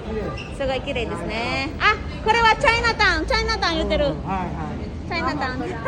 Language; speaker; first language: Japanese; non-native, fluent; Filipino